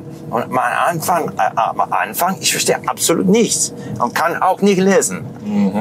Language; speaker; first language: German; non-native, fluent; English